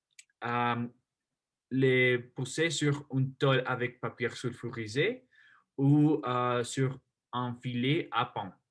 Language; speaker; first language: French; non-native, learner; Spanish